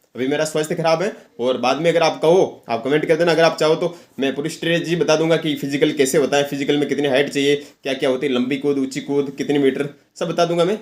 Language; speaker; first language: Hindi; native; Hindi